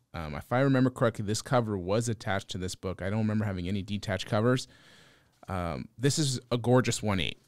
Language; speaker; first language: English; native; English